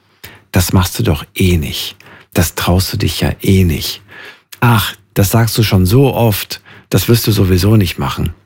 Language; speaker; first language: German; native; German